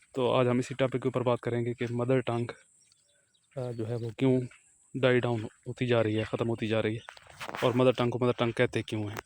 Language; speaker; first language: Urdu; non-native, local second language; Punjabi